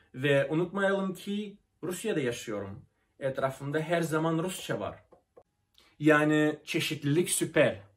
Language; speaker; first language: Turkish; non-native, fluent; Russian